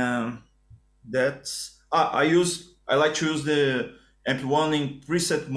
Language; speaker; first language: English; non-native, learner; Portuguese